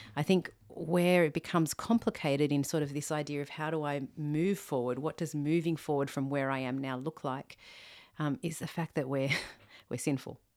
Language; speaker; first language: English; native; English